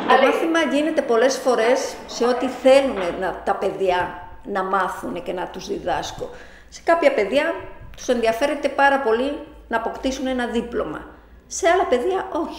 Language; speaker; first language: Greek; non-native, fluent; Spanish